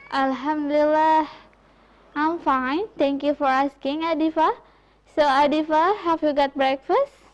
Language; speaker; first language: English; non-native, fluent; Indonesian